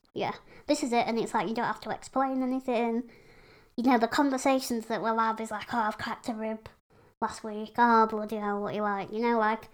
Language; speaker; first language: English; native; English